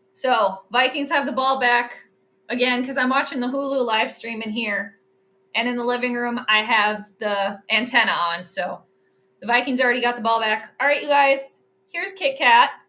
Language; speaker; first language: English; native; English